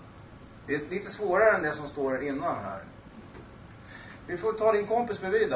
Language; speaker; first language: Swedish; native; Swedish